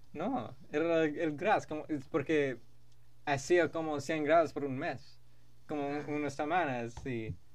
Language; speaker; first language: Spanish; non-native, learner; English